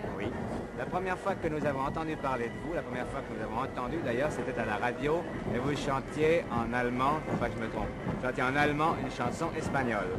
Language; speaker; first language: French; native; French